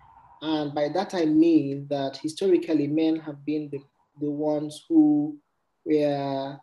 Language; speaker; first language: English; non-native, local second language; Igbo